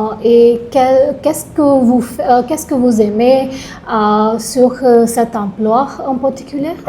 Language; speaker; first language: French; non-native, learner; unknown